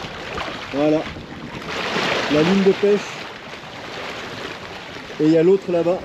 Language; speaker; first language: French; native; French